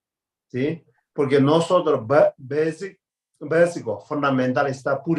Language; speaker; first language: Spanish; non-native, learner; Tibetan